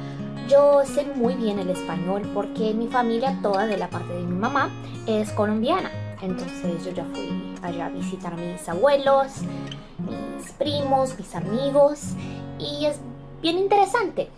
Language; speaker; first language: Spanish; early bilingual, heritage; Portuguese